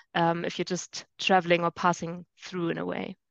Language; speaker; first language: English; non-native, fluent; German